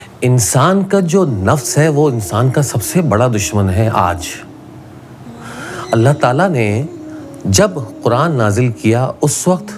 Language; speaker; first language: Urdu; native; Urdu